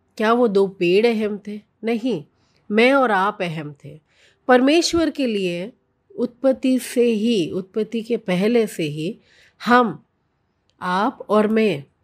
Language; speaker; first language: Hindi; non-native, local second language; Telugu